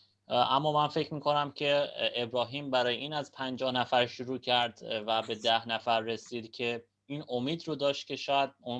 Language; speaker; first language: Persian; native; Persian